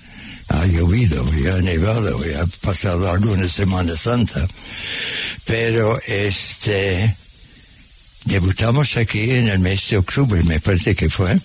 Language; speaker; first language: Spanish; non-native, fluent; English